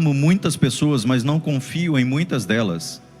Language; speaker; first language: Portuguese; native; Portuguese